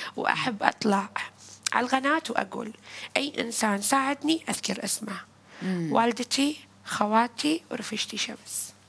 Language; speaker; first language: Arabic; native; Arabic